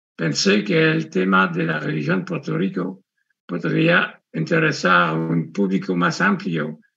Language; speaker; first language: Spanish; non-native, fluent; French